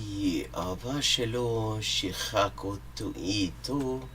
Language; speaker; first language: Hebrew; non-native, learner; English